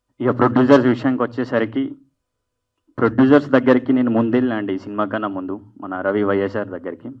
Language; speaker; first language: Telugu; native; Telugu